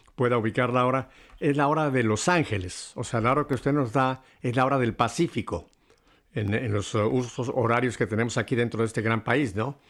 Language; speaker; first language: Spanish; native; Spanish